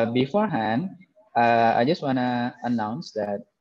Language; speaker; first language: English; non-native, fluent; Indonesian